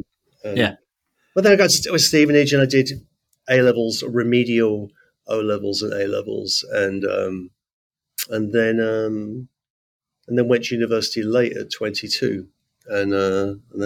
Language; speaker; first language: English; native; English